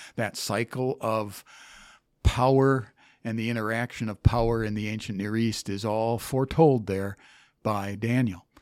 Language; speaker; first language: English; native; English